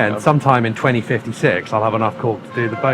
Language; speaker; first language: English; native; English